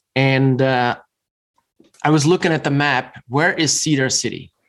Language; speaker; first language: English; non-native, fluent; German